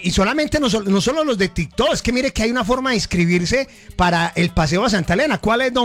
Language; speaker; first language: Spanish; native; Spanish